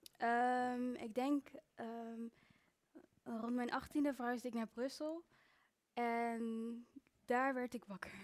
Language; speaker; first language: Dutch; early bilingual, other home language; Kinyarwanda